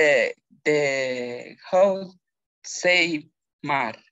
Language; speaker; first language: English; non-native, learner; Spanish